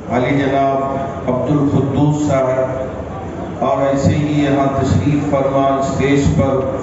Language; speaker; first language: Urdu; native; Urdu